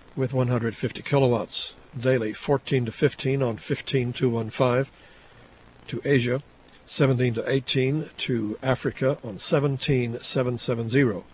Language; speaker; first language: English; native; English